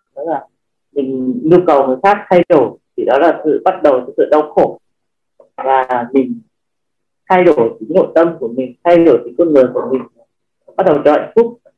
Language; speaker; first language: Vietnamese; native; Vietnamese